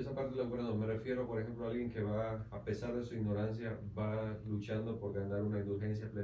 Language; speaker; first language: Spanish; native; Spanish